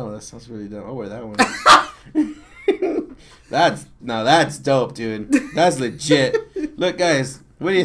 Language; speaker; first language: English; native; English